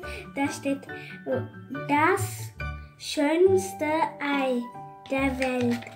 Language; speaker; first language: German; early bilingual, other home language; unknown